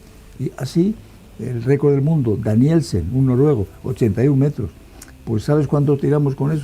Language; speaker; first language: Spanish; native; Spanish